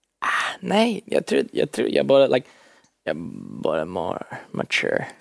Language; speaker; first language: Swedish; early bilingual, heritage; Swedish